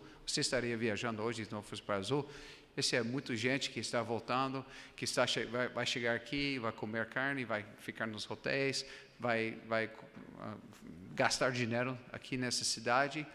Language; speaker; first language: Portuguese; non-native, fluent; English